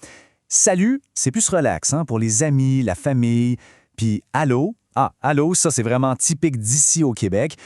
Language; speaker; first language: French; native; French